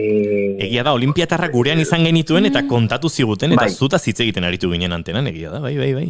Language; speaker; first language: Basque; native; Basque